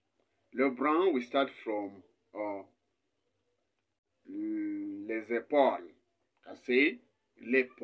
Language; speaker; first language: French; non-native, fluent; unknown